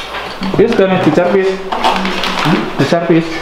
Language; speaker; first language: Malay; non-native, local second language; Javanese